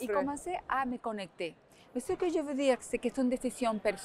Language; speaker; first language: French; non-native, fluent; Spanish